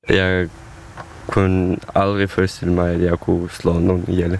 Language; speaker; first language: Danish; non-native, fluent; Ukrainian